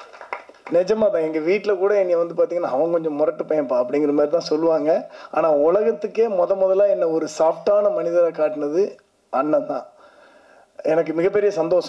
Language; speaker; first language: Tamil; native; Tamil